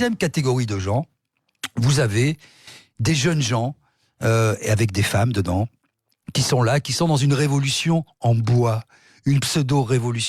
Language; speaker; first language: French; native; French